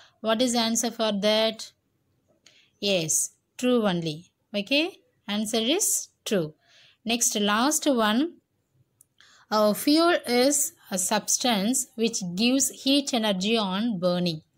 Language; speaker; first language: English; non-native, local second language; Tamil